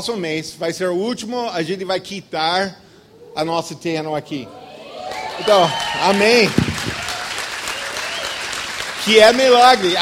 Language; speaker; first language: Portuguese; non-native, fluent; English